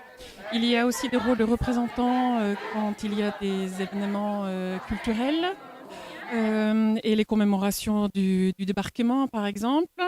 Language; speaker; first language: French; non-native, fluent; Norwegian